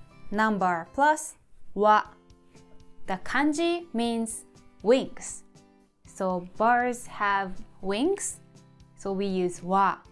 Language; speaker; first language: English; non-native, fluent; Japanese